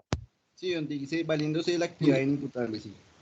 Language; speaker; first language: Spanish; native; Spanish